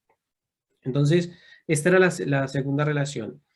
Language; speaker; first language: Spanish; native; Spanish